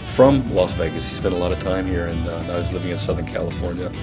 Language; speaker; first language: English; native; English